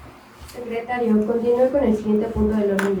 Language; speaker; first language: Spanish; native; Spanish